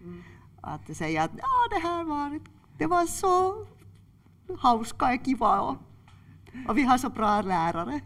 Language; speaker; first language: Swedish; non-native, local second language; Finnish